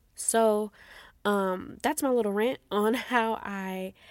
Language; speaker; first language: English; native; English